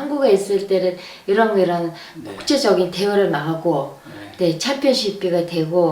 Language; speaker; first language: Korean; non-native, fluent; Mongolian